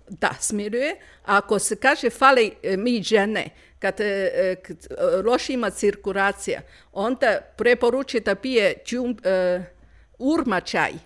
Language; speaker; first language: Croatian; non-native, learner; Chinese